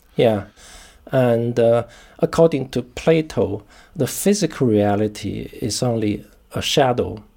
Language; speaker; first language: English; non-native, fluent; Chinese